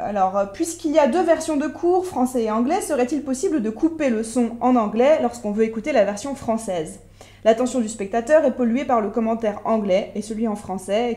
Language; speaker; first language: French; native; French